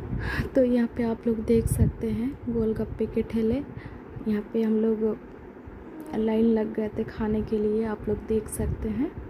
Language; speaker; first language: Hindi; non-native, local second language; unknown